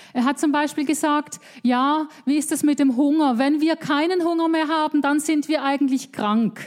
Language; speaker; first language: German; native; German